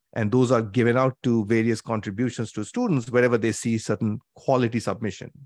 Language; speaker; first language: English; non-native, local second language; Bangla